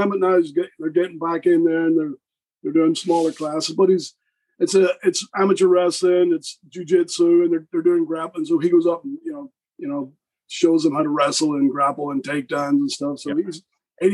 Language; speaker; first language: English; native; English